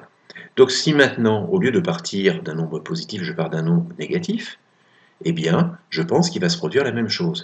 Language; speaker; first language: French; native; French